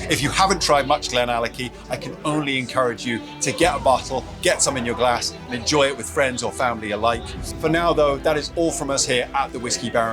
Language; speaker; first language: English; native; English